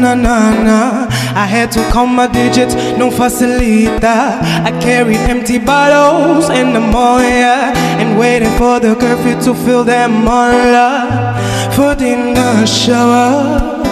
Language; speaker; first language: English; non-native, fluent; Portuguese